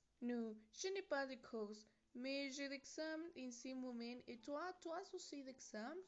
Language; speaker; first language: French; non-native, learner; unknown